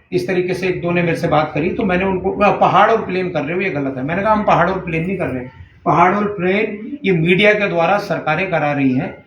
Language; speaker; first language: Hindi; native; Hindi